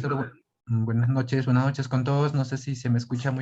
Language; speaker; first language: Spanish; native; Spanish